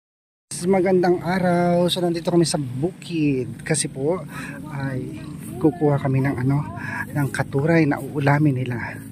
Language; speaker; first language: Filipino; native; Filipino